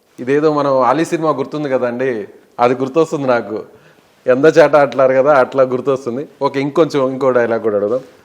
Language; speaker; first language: Telugu; native; Telugu